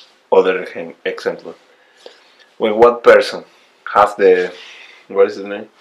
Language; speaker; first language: English; non-native, learner; Spanish